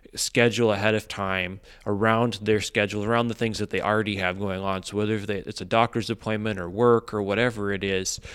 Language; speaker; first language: English; native; English